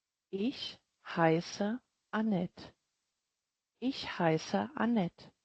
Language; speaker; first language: German; non-native, learner; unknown